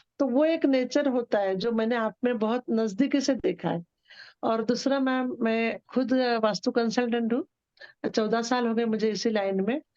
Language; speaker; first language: Hindi; native; Hindi